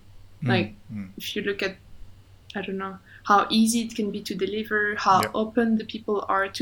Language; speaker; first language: English; non-native, fluent; French